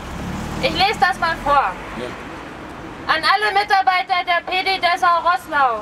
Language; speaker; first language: German; native; German